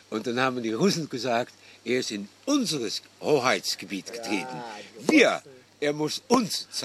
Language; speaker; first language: German; non-native, fluent; Dutch